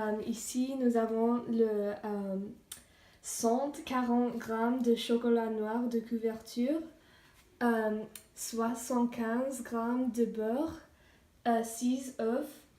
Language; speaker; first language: French; non-native, learner; English